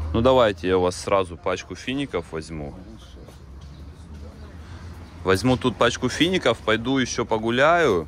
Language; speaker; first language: Russian; native; Russian